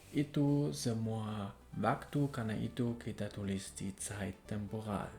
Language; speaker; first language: Indonesian; non-native, fluent; German